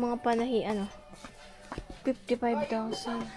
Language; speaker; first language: Filipino; native; Filipino